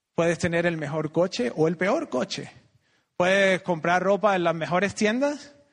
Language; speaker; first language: Spanish; native; Spanish